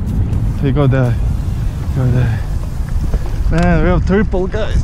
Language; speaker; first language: English; non-native, learner; Ukrainian